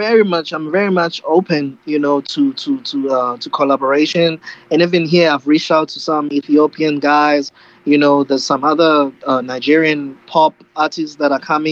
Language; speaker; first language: English; non-native, local second language; Zulu